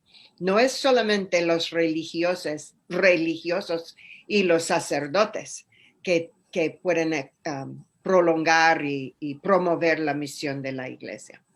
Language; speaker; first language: Spanish; non-native, fluent; English